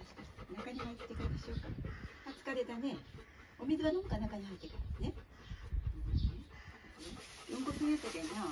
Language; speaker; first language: Japanese; native; Japanese